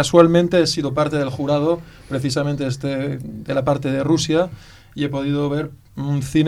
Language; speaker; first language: Spanish; native; Spanish